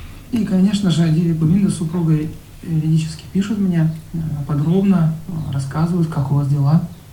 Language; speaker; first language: Russian; native; Russian